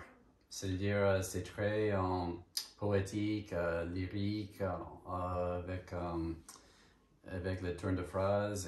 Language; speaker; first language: French; non-native, fluent; English